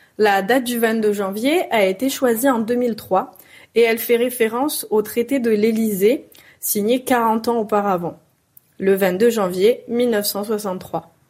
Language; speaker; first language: French; native; French